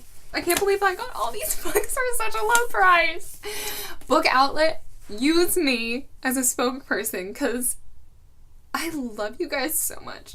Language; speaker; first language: English; native; English